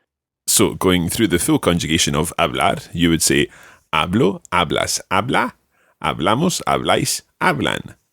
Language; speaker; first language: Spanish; non-native, fluent; English